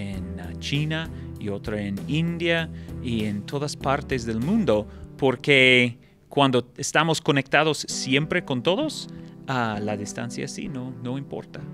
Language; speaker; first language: Spanish; non-native, fluent; English